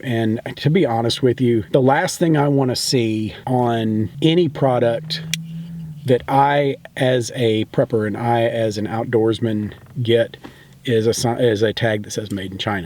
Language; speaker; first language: English; native; English